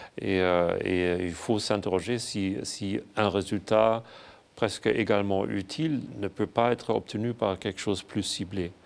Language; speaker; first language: French; non-native, fluent; German